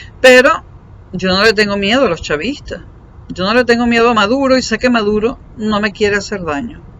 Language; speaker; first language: Spanish; native; Spanish